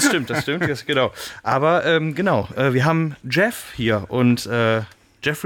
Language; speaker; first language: German; native; German